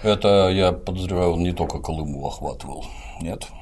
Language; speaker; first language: Russian; native; Russian